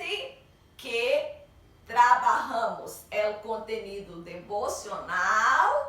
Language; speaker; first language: Spanish; non-native, learner; Portuguese